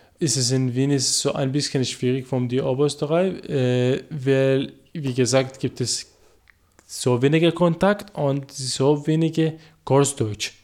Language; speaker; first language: German; non-native, learner; Arabic